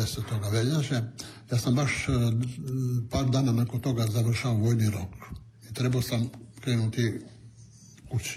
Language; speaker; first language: Serbian; non-native, local second language; Italian